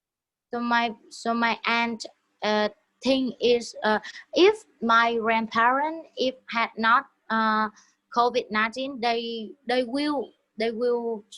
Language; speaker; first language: English; non-native, learner; Vietnamese